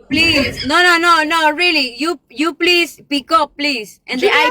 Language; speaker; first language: English; non-native, learner; Spanish